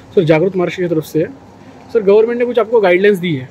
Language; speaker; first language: Hindi; non-native, local second language; Marathi